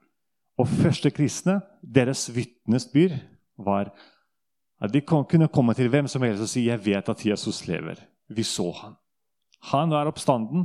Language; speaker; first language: Norwegian; non-native, fluent; Russian